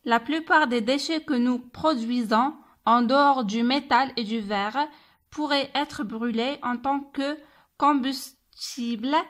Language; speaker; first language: French; non-native, local second language; Arabic